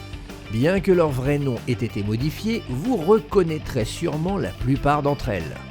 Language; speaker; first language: French; native; French